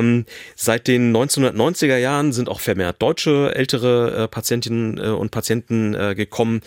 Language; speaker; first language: German; native; German